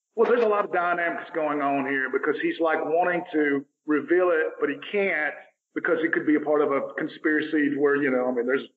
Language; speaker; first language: English; native; English